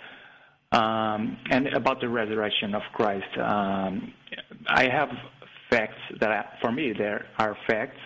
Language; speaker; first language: English; non-native, fluent; Portuguese